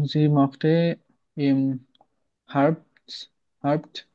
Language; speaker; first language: German; non-native, learner; Bangla